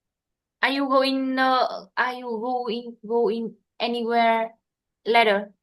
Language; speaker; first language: English; non-native, learner; Vietnamese